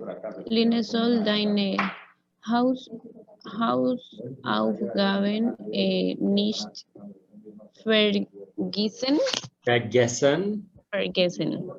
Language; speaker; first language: German; non-native, learner; Spanish